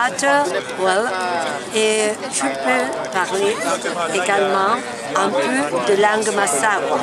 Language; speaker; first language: French; non-native, fluent; Spanish